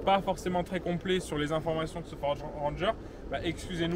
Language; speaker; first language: French; native; French